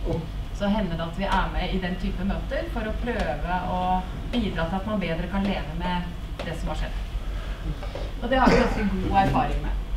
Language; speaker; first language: Norwegian; native; Norwegian